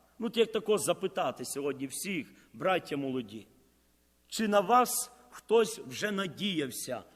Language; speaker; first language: Ukrainian; native; Ukrainian